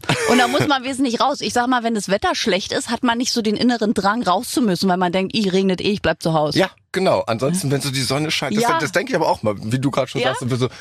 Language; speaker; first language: German; native; German